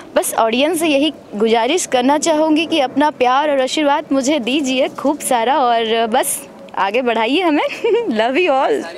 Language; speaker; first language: Hindi; native; Hindi